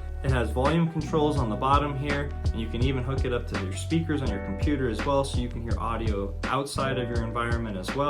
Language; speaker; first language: English; native; English